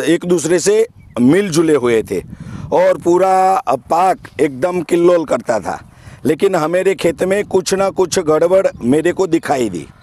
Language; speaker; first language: Hindi; non-native, local second language; Gujarati